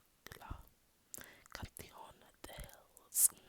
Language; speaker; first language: Spanish; non-native, learner; English